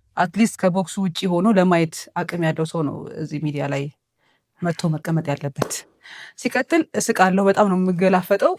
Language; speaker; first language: Amharic; native; Amharic